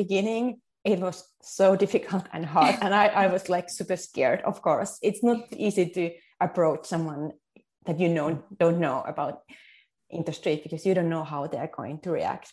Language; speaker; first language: English; non-native, fluent; Finnish